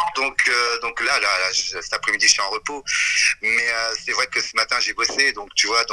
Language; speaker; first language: French; native; French